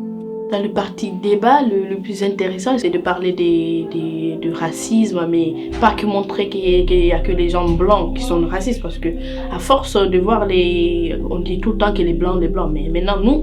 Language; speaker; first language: French; non-native, local second language; Fula